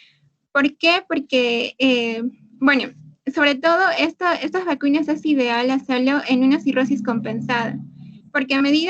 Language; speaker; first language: Spanish; native; Spanish